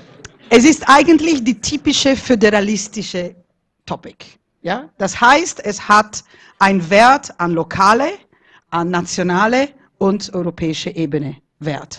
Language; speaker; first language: German; non-native, fluent; Italian